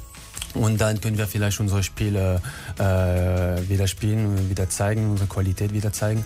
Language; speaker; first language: German; non-native, learner; French